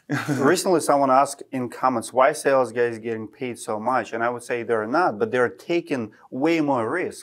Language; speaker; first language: English; non-native, fluent; Russian